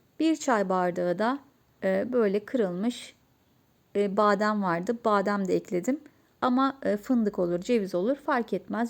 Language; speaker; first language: Turkish; native; Turkish